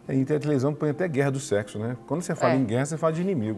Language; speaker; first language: Portuguese; native; Portuguese